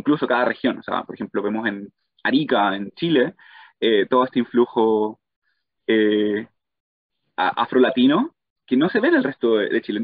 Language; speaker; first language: Spanish; native; Spanish